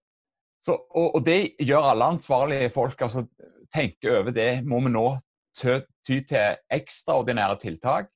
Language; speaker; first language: Norwegian; native; Norwegian